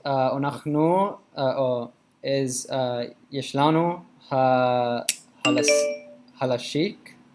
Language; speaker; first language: Hebrew; non-native, learner; English